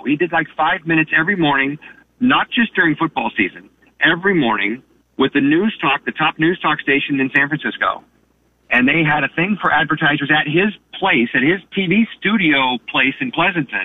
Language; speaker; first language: English; native; English